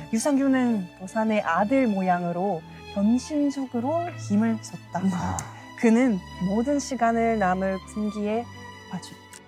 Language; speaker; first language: Korean; non-native, fluent; Russian